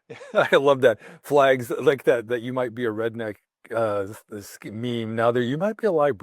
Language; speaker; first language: English; native; English